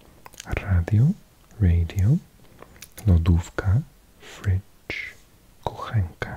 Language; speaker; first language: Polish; non-native, learner; English